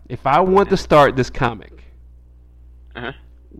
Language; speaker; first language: English; native; English